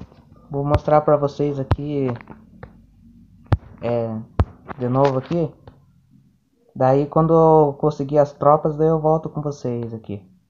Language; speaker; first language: Portuguese; native; Portuguese